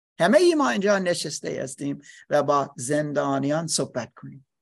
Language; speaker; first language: Persian; non-native, learner; English